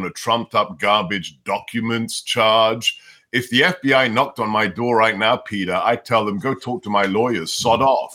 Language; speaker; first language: English; non-native, local second language; Hungarian